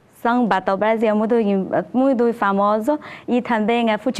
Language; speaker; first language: Portuguese; non-native, learner; Chinese